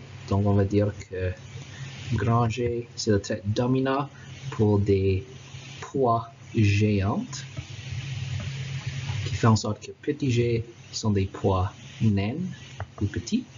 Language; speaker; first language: French; non-native, local second language; English